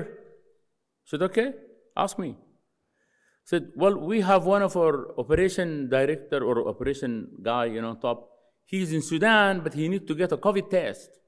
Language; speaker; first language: English; non-native, fluent; Arabic